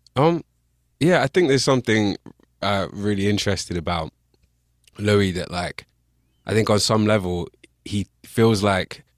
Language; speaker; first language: English; native; English